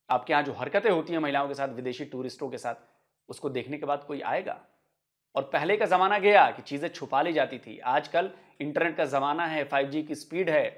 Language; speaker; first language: Hindi; native; Hindi